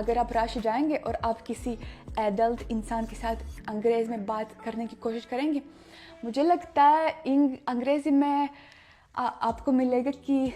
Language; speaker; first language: Hindi; non-native, fluent; Russian